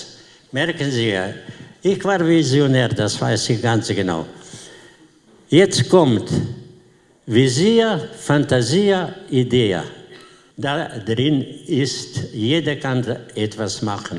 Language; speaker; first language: German; non-native, learner; Slovenian